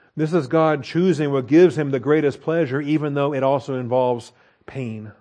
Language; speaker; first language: English; native; English